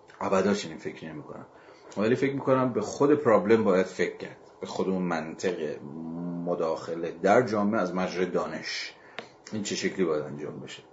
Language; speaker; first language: Persian; native; Persian